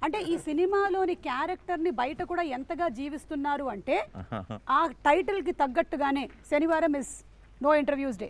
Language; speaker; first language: Telugu; native; Telugu